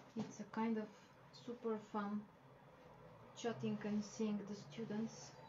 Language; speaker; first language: English; non-native, fluent; Bulgarian